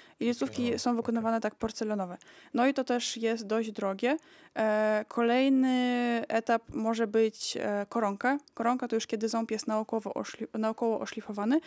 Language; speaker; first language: Polish; early bilingual, heritage; Polish